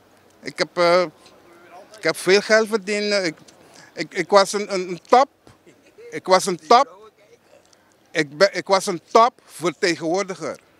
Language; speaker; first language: Dutch; non-native, local second language; Papiamento